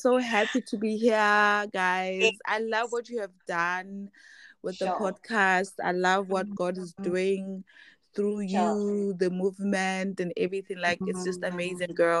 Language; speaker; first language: English; non-native, local second language; Southern Sotho